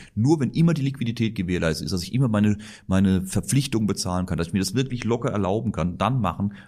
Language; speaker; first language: German; native; German